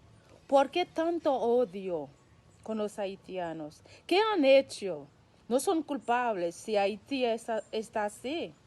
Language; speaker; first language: Spanish; non-native, local second language; Haitian Creole